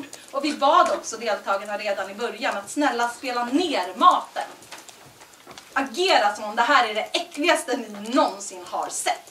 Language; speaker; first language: Swedish; native; Swedish